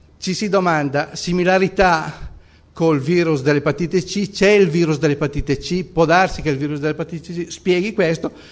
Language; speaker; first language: Italian; native; Italian